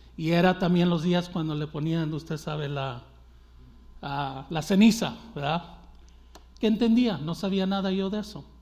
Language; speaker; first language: Spanish; early bilingual, heritage; Spanish